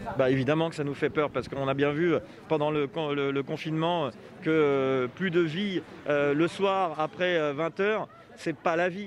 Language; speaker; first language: French; native; French